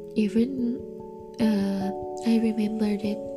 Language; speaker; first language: English; non-native, learner; Indonesian